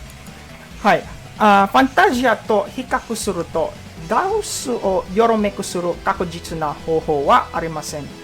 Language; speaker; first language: Japanese; non-native, learner; Filipino